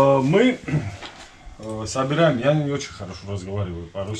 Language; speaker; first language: Russian; non-native, learner; Georgian